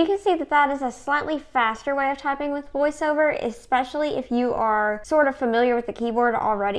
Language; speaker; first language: English; native; English